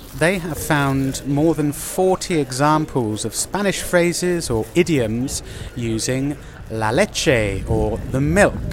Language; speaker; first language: English; native; English